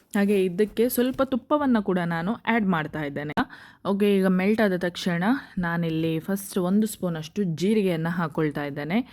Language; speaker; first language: Kannada; non-native, local second language; Konkani